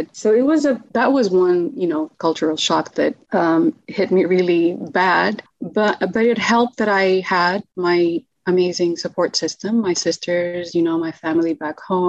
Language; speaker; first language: English; non-native, fluent; Arabic